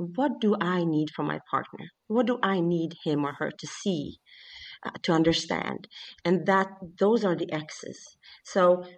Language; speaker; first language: English; early bilingual, other home language; Swedish